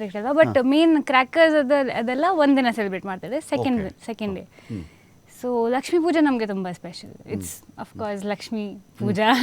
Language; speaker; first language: Kannada; non-native, fluent; Hindi